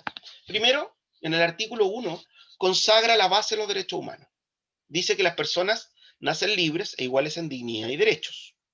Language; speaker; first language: Spanish; native; Spanish